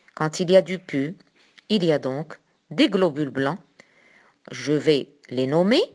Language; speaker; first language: French; non-native, local second language; Arabic